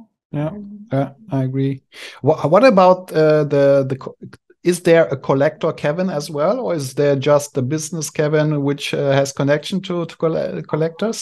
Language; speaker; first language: English; non-native, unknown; German